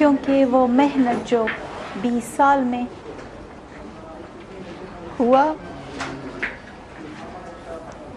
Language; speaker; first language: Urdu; non-native, learner; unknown